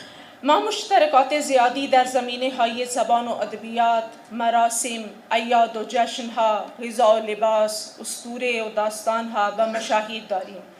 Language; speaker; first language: Persian; non-native, fluent; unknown